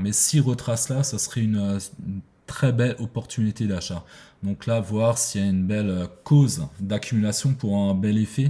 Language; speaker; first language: French; native; French